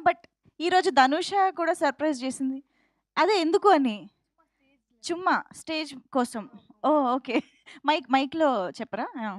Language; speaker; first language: Telugu; native; Telugu